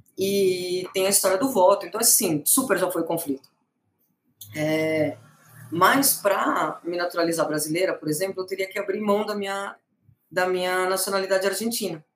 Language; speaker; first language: Portuguese; early bilingual, other home language; Spanish